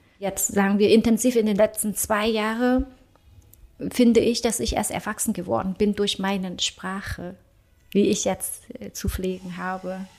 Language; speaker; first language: German; early bilingual, other home language; Vietnamese